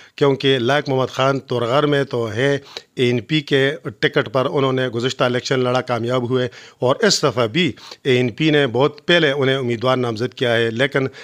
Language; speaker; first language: Urdu; non-native, local second language; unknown